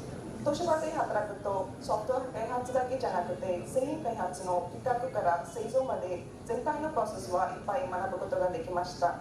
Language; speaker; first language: Japanese; non-native, learner; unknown